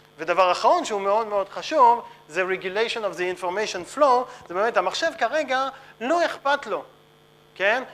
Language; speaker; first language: Hebrew; non-native, fluent; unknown